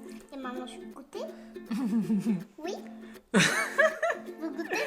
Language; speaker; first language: French; early bilingual, heritage; Japanese